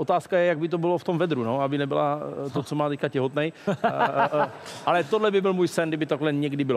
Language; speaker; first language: Czech; native; Czech